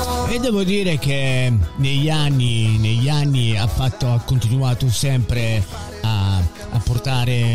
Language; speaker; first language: Italian; native; Italian